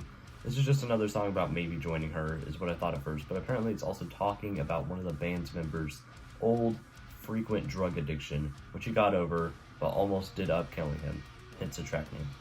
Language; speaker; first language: English; native; English